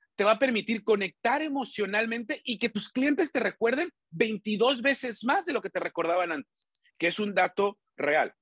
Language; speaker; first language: Spanish; native; Spanish